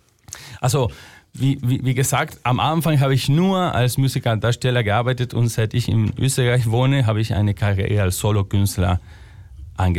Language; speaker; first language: German; non-native, fluent; Spanish